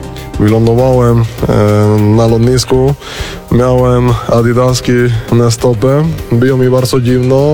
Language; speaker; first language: Polish; non-native, learner; Spanish